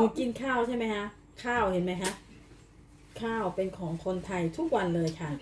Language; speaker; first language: Thai; native; Thai